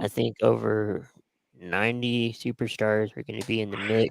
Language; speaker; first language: English; native; English